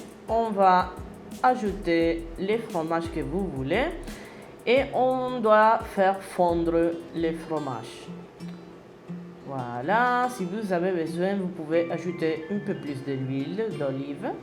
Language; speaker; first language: French; non-native, fluent; Spanish